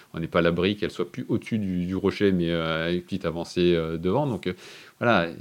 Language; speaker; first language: French; native; French